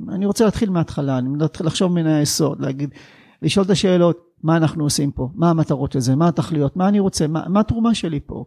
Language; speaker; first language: Hebrew; native; Hebrew